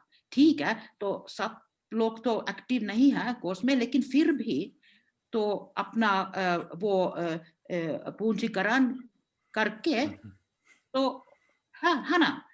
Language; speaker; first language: Hindi; non-native, fluent; Finnish